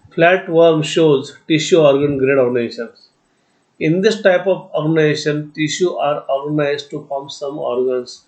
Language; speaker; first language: English; non-native, local second language; Marathi